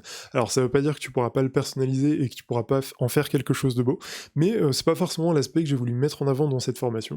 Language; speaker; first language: French; native; French